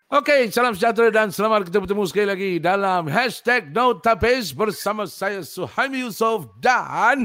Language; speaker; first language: Malay; native; Malay